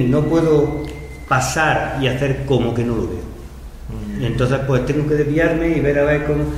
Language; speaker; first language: Spanish; native; Spanish